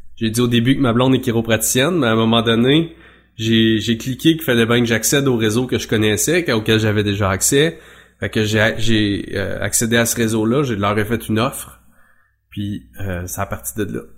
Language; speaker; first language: French; native; French